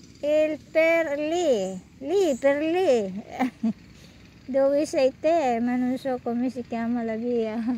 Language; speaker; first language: Italian; non-native, fluent; Filipino